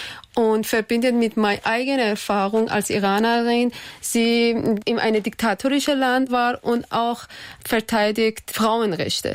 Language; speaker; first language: German; non-native, learner; Persian